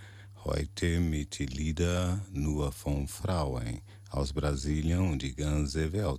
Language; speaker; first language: German; non-native, learner; Portuguese